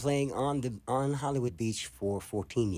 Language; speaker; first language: English; native; English